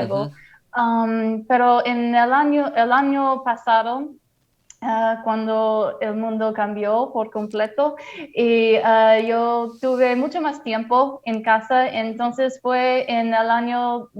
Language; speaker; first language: Spanish; non-native, fluent; English